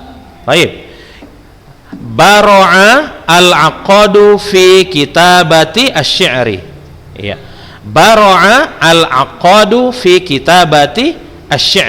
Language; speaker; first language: Arabic; non-native, fluent; Indonesian